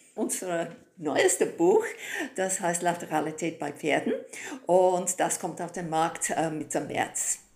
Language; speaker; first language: German; non-native, fluent; English